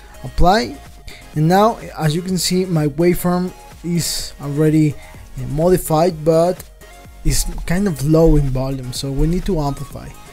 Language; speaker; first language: English; non-native, fluent; Spanish